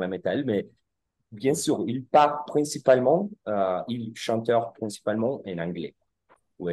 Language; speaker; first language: French; non-native, learner; Spanish